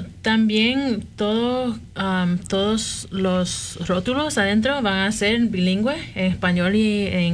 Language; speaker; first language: Spanish; early bilingual, heritage; Spanish